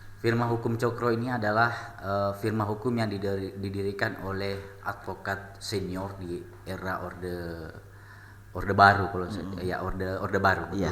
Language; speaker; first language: Indonesian; non-native, local second language; Buginese